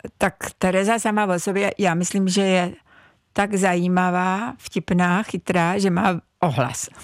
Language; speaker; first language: Czech; native; Czech